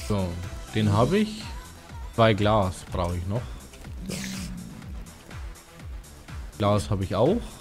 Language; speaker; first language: German; native; German